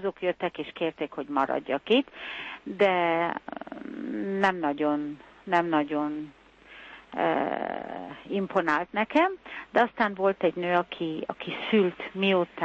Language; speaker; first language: Hungarian; early bilingual, heritage; Hungarian